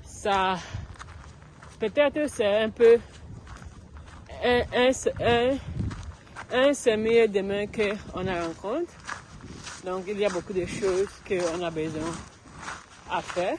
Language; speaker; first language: French; non-native, learner; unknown